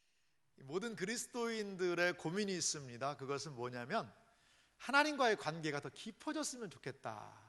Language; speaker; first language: Korean; native; Korean